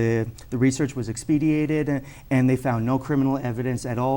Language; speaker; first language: English; native; English